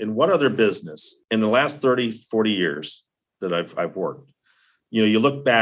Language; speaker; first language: English; native; English